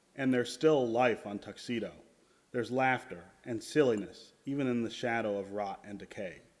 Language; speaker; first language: English; native; English